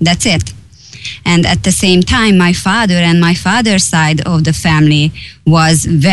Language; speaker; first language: English; non-native, fluent; Hungarian